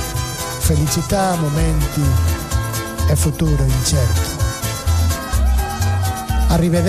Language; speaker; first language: Italian; non-native, learner; Spanish